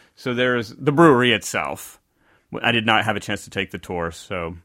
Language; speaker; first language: English; native; English